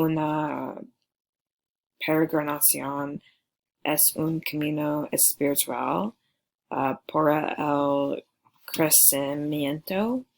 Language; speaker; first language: Spanish; non-native, learner; English